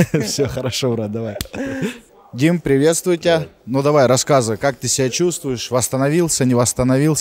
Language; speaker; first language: Russian; native; Russian